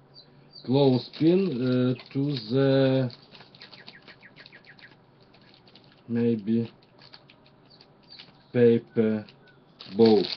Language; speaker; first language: English; non-native, learner; Russian